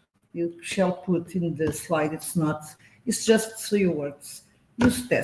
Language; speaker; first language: English; non-native, fluent; Portuguese